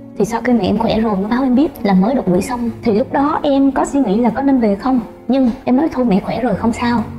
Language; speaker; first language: Vietnamese; native; Vietnamese